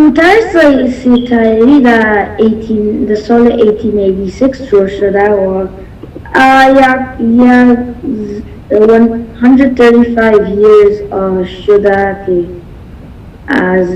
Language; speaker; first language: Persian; early bilingual, heritage; Persian